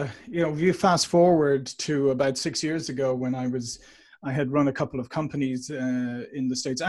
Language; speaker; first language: English; native; English